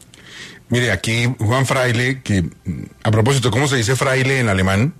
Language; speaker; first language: Spanish; native; Spanish